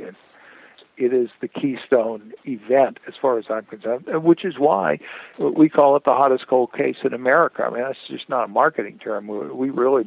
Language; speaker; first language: English; native; English